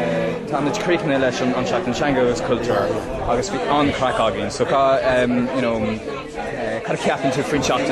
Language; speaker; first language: Irish; non-native, local second language; English